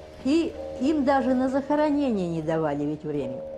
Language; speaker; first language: Russian; native; Russian